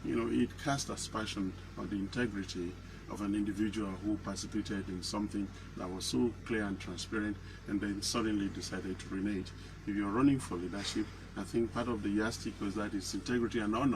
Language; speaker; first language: English; non-native, local second language; Yoruba